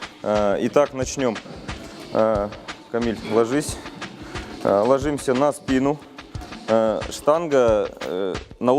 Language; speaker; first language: Russian; native; Russian